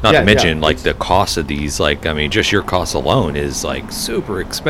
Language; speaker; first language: English; native; English